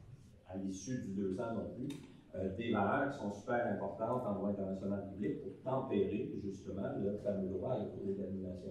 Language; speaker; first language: French; native; French